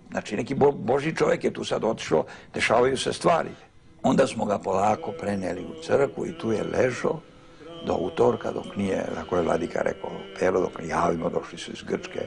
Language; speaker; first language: Bosnian; native; Bosnian